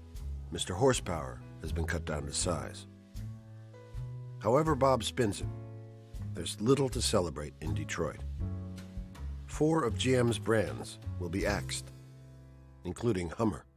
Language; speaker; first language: English; native; English